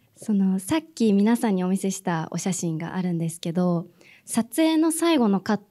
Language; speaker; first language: Japanese; native; Japanese